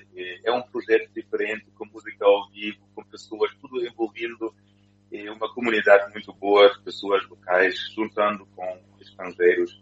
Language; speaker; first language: Portuguese; non-native, fluent; German